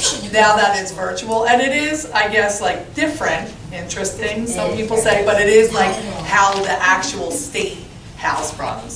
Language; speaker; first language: English; native; English